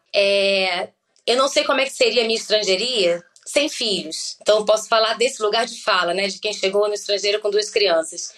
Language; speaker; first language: Portuguese; native; Portuguese